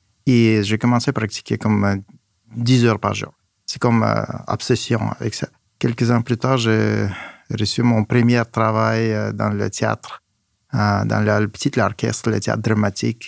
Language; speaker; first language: French; non-native, fluent; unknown